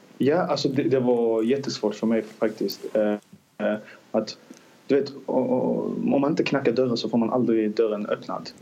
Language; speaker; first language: Swedish; early bilingual, other home language; Azerbaijani